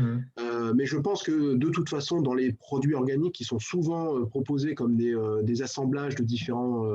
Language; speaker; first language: French; native; French